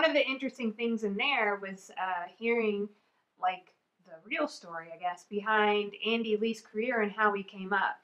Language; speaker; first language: English; native; English